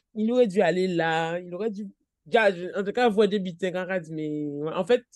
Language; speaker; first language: French; native; French